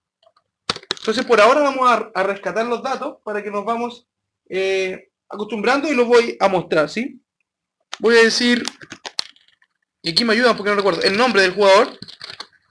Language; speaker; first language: Spanish; native; Spanish